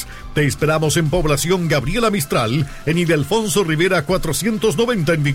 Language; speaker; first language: Spanish; native; Spanish